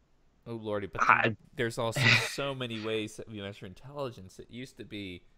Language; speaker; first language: English; native; English